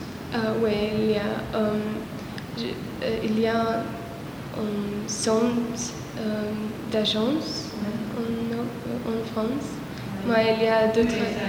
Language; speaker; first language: French; non-native, learner; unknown